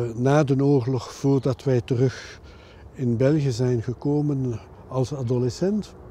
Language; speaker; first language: Dutch; non-native, local second language; French